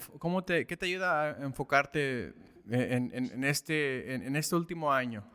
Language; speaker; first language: Spanish; early bilingual, heritage; Spanish